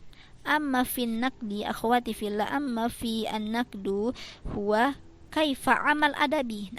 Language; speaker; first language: Arabic; non-native, fluent; Indonesian